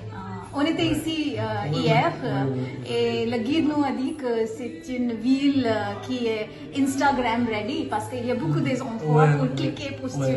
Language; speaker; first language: French; non-native, learner; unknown